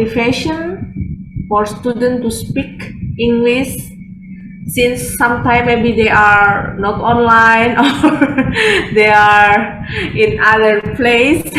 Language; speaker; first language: English; non-native, fluent; Indonesian